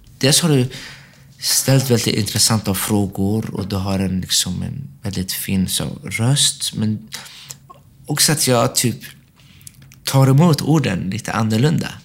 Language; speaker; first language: Swedish; early bilingual, other home language; Arabic